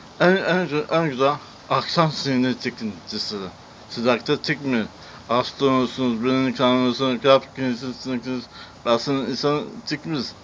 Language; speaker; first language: Turkish; non-native, learner; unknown